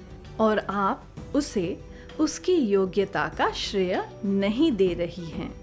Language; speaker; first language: Hindi; native; Hindi